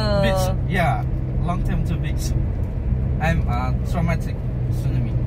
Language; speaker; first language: English; non-native, learner; Indonesian